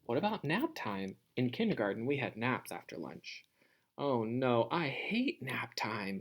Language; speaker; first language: English; native; English